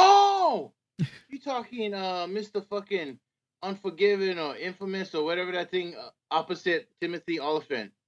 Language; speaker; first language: English; native; English